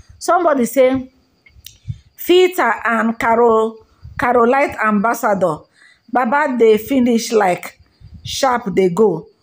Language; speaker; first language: Nigerian Pidgin; non-native, local second language; Igbo